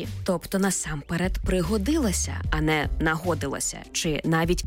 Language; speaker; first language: Ukrainian; native; Ukrainian